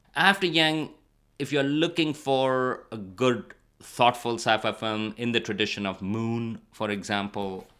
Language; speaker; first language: English; non-native, local second language; Urdu